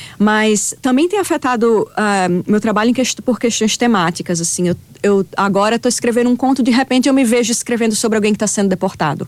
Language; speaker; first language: Portuguese; native; Portuguese